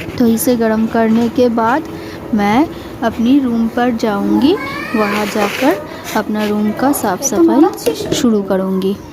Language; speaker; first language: Hindi; non-native, local second language; Bangla